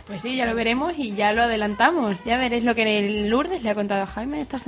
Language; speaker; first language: Spanish; native; Spanish